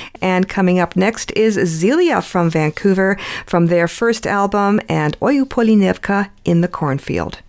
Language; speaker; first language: English; early bilingual, other home language; Ukrainian